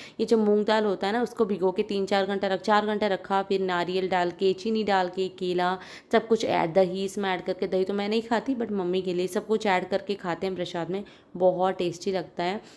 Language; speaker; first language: Hindi; non-native, local second language; Odia